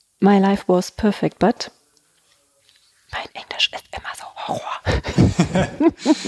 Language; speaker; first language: German; native; German